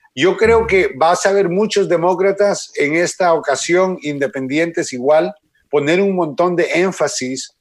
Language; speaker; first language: Spanish; native; Spanish